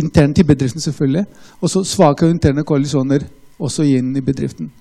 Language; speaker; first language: Norwegian; non-native, fluent; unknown